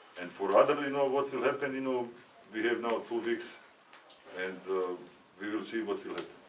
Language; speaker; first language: English; non-native, learner; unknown